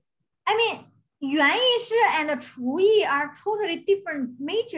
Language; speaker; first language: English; non-native, fluent; Chinese